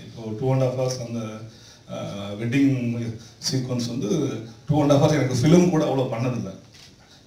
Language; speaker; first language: Tamil; native; Tamil